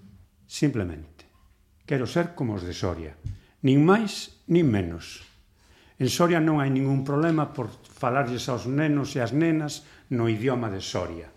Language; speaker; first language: Galician; non-native, local second language; Spanish